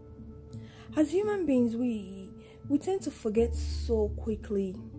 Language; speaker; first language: English; non-native, local second language; Yoruba